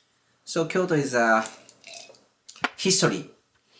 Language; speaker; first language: English; non-native, learner; Japanese